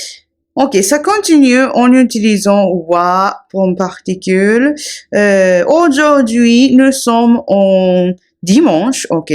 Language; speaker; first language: French; non-native, fluent; Japanese